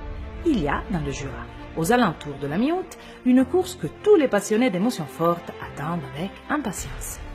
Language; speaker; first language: French; native; French